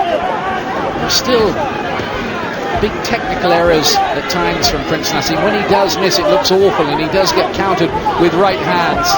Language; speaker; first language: English; native; English